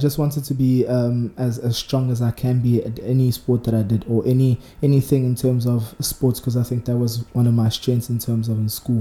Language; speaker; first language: English; non-native, local second language; Zulu